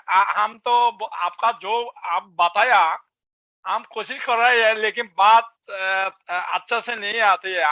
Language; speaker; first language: Hindi; non-native, learner; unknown